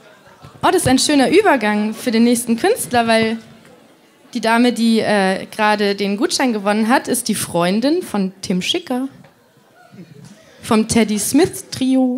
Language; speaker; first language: German; native; German